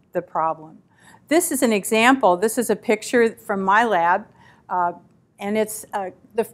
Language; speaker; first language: English; native; English